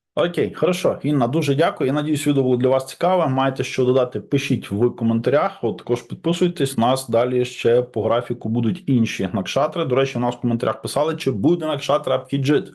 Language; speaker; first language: Ukrainian; non-native, local second language; Russian